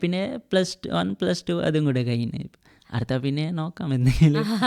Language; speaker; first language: Malayalam; non-native, fluent; Assamese